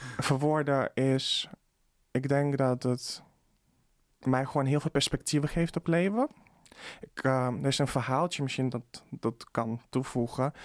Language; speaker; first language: Dutch; early bilingual, other home language; Russian